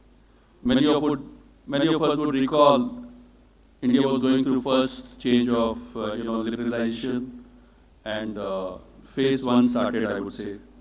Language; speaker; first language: English; non-native, local second language; Hindi